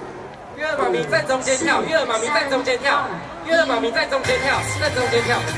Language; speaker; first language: Chinese; native; Chinese